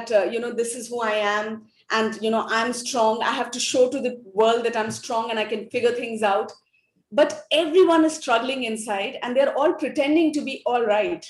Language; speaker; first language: English; non-native, local second language; Hindi